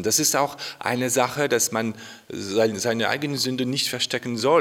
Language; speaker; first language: German; non-native, fluent; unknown